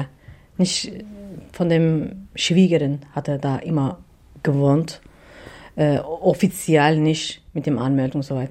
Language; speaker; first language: German; non-native, learner; Turkish